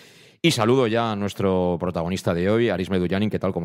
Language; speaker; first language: Spanish; native; Spanish